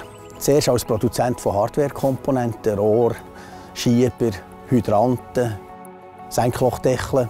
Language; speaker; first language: German; native; German